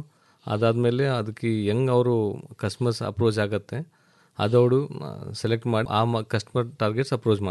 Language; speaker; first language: Kannada; non-native, learner; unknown